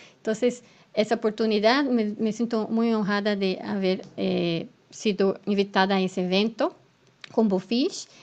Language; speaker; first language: Spanish; non-native, fluent; Portuguese